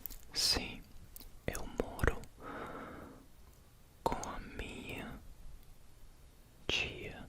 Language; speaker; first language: Portuguese; non-native, learner; English